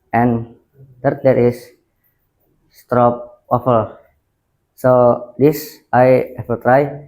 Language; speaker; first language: English; non-native, learner; Indonesian